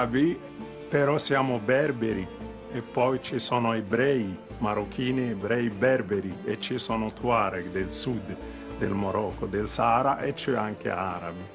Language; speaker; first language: Italian; non-native, fluent; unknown